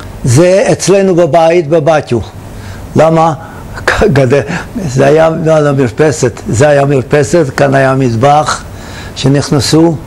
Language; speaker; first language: Hebrew; non-native, fluent; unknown